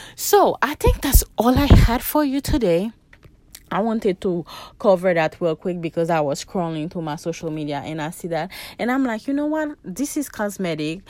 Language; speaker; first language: English; non-native, fluent; Haitian Creole